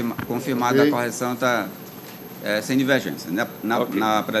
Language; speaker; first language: Portuguese; native; Portuguese